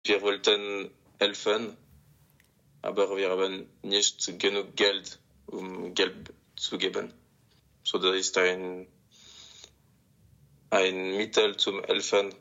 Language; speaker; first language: German; non-native, local second language; French